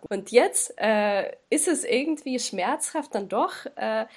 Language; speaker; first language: German; non-native, fluent; Ukrainian